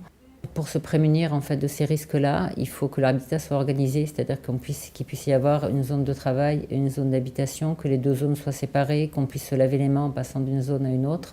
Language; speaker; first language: French; native; French